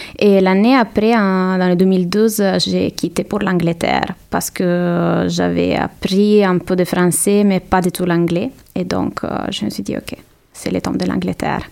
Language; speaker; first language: French; non-native, learner; Italian